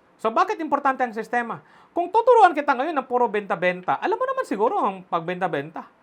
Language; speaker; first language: Filipino; non-native, local second language; Cebuano